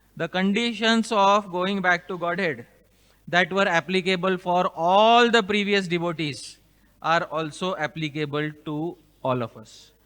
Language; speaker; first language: English; non-native, local second language; Hindi